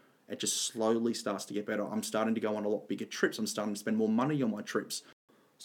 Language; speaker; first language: English; native; English